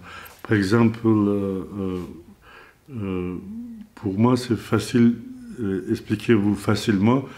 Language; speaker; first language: French; non-native, learner; Azerbaijani